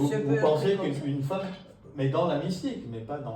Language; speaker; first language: French; native; French